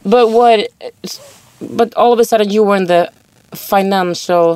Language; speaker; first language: English; non-native, fluent; Swedish